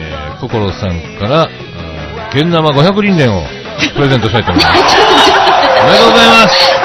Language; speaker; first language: Japanese; native; Japanese